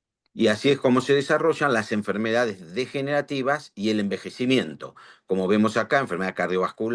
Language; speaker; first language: Spanish; native; Spanish